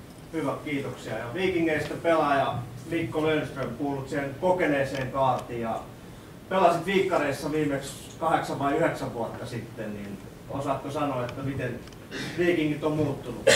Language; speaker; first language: Finnish; native; Finnish